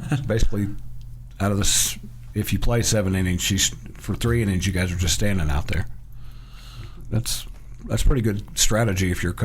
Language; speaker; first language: English; native; English